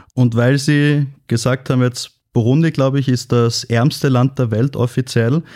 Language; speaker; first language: German; native; German